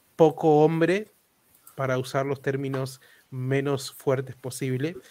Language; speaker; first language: Spanish; native; Spanish